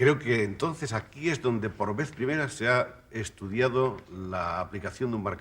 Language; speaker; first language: Spanish; native; Spanish